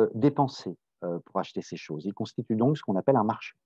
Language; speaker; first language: French; native; French